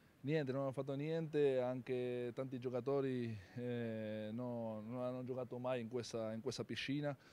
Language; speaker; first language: Italian; non-native, fluent; Spanish